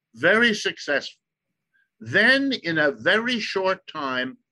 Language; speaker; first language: English; early bilingual, other home language; German